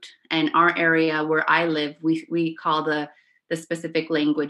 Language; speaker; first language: English; non-native, fluent; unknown